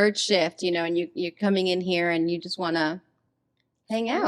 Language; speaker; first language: English; native; English